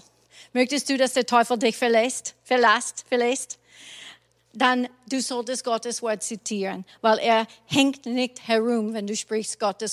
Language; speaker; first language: German; non-native, fluent; English